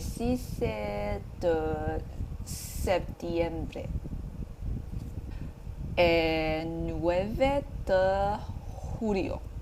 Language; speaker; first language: Spanish; non-native, learner; Chinese